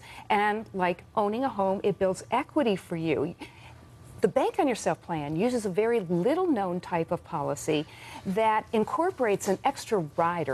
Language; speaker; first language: English; native; English